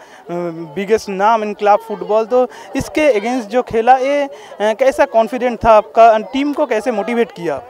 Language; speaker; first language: Hindi; non-native, local second language; Bangla